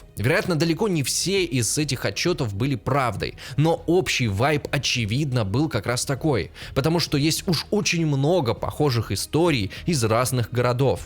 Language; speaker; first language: Russian; native; Russian